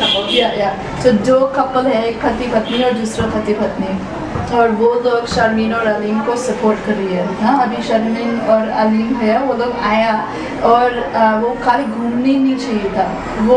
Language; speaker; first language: Hindi; non-native, fluent; English